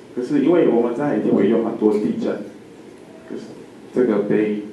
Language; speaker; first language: Chinese; non-native, fluent; French